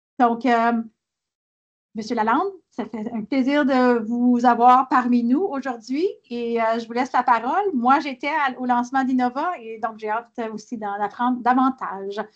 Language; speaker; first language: French; native; French